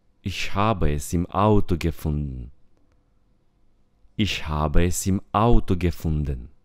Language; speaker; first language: German; non-native, fluent; Romanian